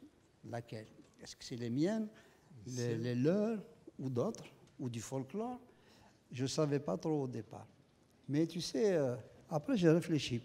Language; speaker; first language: French; non-native, local second language; Kabyle